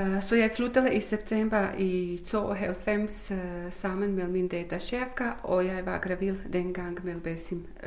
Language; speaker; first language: Danish; non-native, fluent; Bosnian